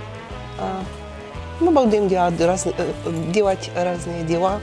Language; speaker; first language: Russian; non-native, learner; Polish